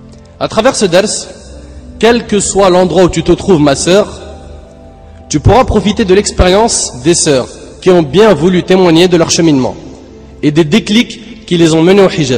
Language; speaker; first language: French; native; French